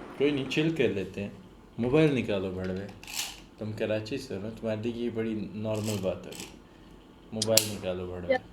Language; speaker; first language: Urdu; non-native, local second language; Punjabi